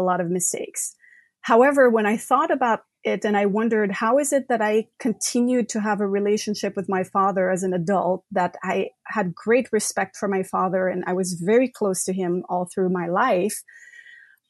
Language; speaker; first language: English; non-native, fluent; French